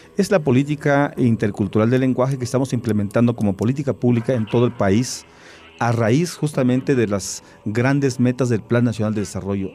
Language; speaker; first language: Spanish; non-native, local second language; Tzeltal